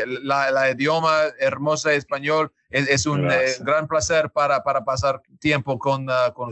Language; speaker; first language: Spanish; non-native, learner; English